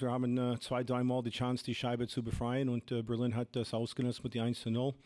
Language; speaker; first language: German; non-native, fluent; English